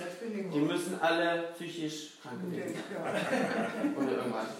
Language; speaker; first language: German; native; German